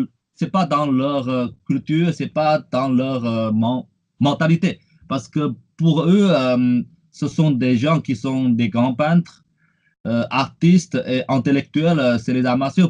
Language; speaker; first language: French; non-native, fluent; Chinese